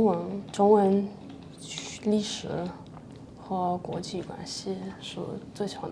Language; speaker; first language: Chinese; early bilingual, other home language; Russian